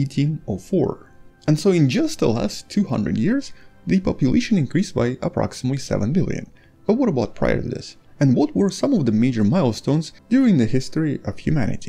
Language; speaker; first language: English; non-native, fluent; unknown